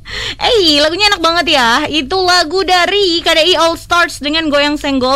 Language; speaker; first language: Indonesian; native; Indonesian